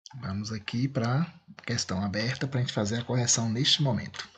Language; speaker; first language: Portuguese; native; Portuguese